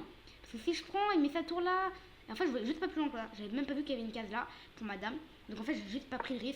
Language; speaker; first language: French; native; French